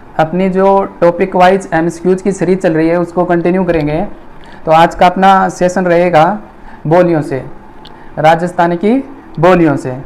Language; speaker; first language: Hindi; native; Hindi